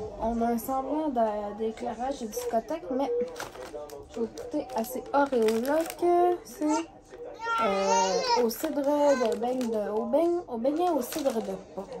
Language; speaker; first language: French; native; French